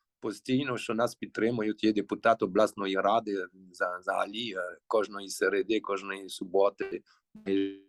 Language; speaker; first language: Ukrainian; early bilingual, heritage; Ukrainian